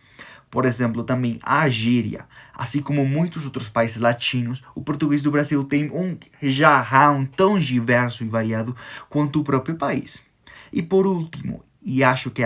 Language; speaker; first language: Portuguese; non-native, fluent; Spanish